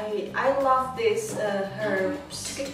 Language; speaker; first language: English; non-native, learner; Indonesian